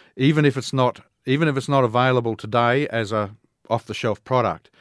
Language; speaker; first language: English; native; English